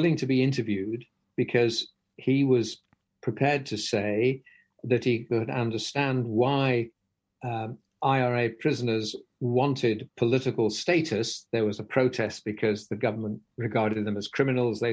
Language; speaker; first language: English; native; English